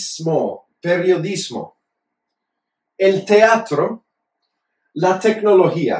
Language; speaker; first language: Spanish; non-native, fluent; English